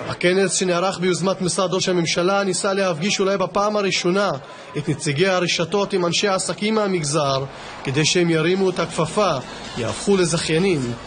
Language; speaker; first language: Hebrew; non-native, local second language; Arabic